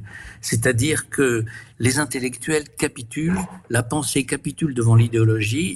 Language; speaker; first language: French; native; French